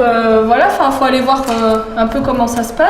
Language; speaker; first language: French; native; French